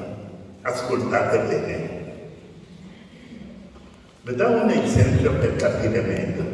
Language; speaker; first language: Italian; non-native, fluent; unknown